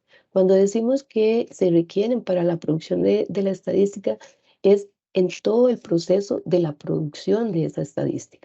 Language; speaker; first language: Spanish; native; Spanish